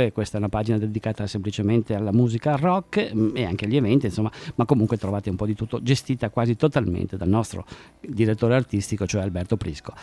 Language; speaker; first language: Italian; native; Italian